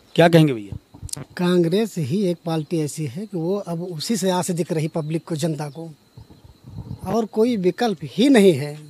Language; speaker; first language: Hindi; native; Hindi